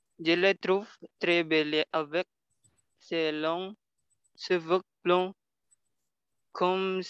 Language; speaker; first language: French; non-native, learner; Indonesian